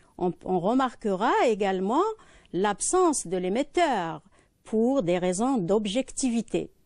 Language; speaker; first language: French; non-native, local second language; Arabic